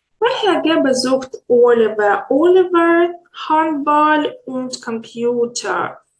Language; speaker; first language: German; non-native, fluent; Ukrainian